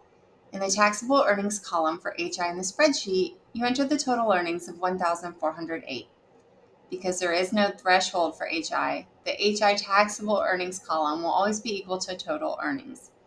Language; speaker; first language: English; native; English